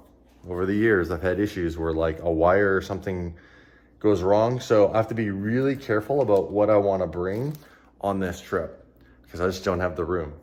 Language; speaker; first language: English; native; English